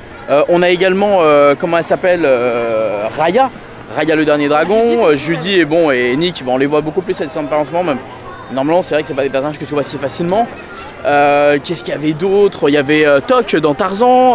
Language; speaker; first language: French; native; French